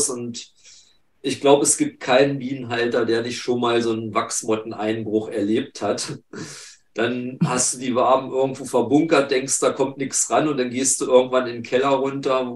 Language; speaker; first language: German; native; German